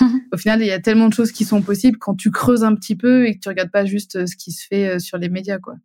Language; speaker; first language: French; native; French